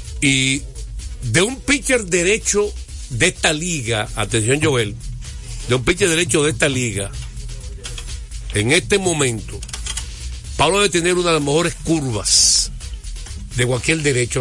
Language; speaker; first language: Spanish; native; Spanish